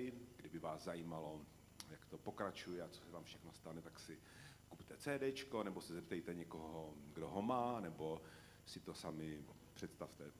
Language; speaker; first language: Czech; native; Czech